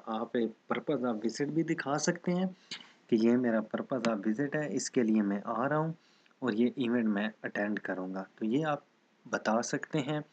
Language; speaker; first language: Urdu; non-native, local second language; Saraiki